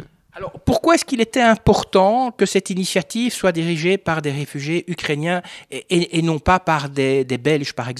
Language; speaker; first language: French; native; French